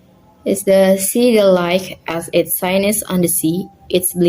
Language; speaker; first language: English; non-native, learner; Indonesian